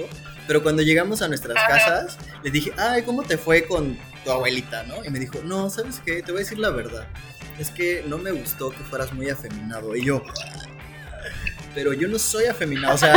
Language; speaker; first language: Spanish; native; Spanish